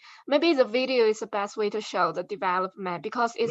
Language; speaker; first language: English; non-native, learner; Chinese